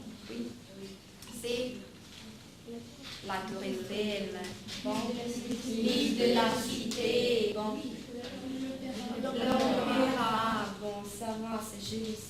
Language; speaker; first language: French; non-native, fluent; Russian